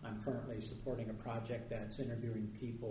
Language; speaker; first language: English; native; English